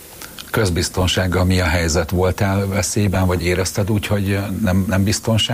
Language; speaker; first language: Hungarian; native; Hungarian